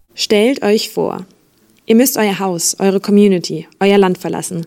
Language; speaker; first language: German; native; German